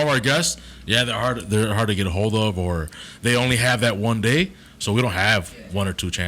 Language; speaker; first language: English; early bilingual, other home language; Spanish